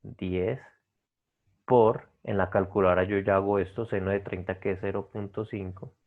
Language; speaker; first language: Spanish; native; Spanish